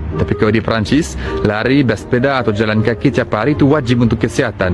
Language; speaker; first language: Indonesian; non-native, fluent; French